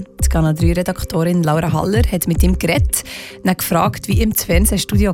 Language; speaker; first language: German; native; German